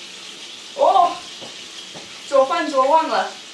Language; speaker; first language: Chinese; non-native, learner; English